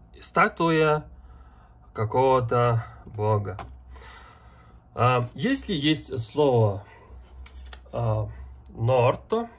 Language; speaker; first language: Russian; non-native, learner; Mongolian